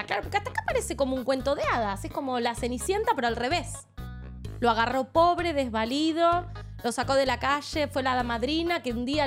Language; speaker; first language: Spanish; native; Spanish